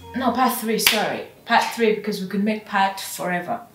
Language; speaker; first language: English; non-native, local second language; Ganda